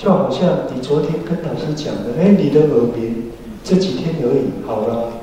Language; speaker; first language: Chinese; native; Chinese